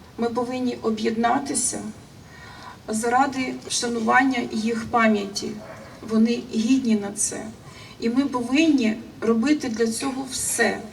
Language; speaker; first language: Ukrainian; non-native, local second language; Russian